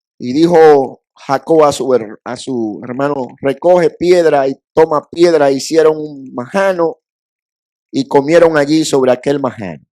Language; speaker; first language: Spanish; native; Spanish